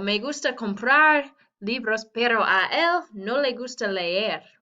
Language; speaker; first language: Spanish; non-native, fluent; English